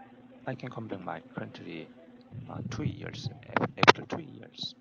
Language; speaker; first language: English; non-native, learner; Korean